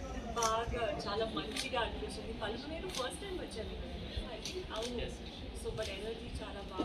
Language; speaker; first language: Telugu; non-native, learner; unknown